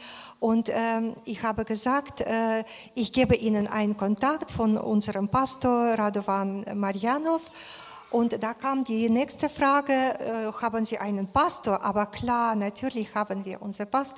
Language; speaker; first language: German; non-native, fluent; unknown